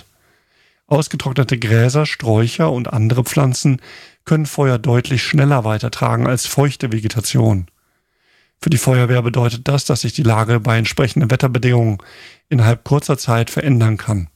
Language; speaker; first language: German; native; German